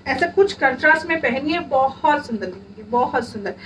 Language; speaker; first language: Hindi; non-native, local second language; Bangla